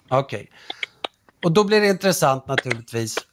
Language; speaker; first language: Swedish; native; Swedish